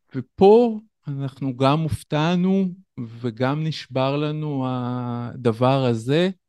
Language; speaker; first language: Hebrew; native; Hebrew